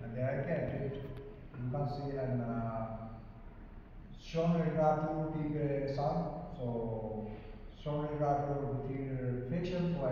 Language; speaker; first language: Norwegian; non-native, learner; Urdu